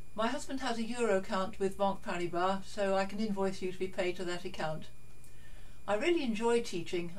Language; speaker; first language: English; native; English